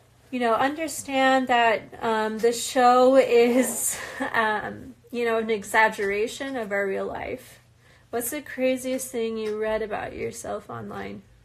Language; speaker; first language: English; native; English